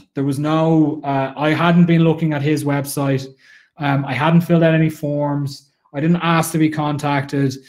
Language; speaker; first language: English; native; English